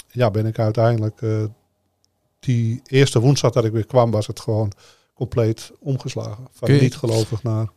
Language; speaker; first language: Dutch; native; Dutch